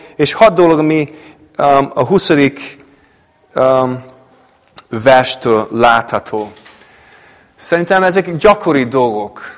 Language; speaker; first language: Hungarian; non-native, fluent; English